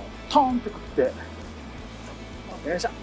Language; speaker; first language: Japanese; native; Japanese